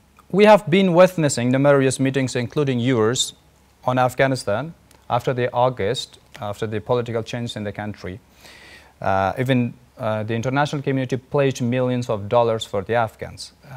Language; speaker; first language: English; non-native, fluent; Persian